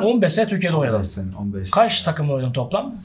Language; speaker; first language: Turkish; native; Turkish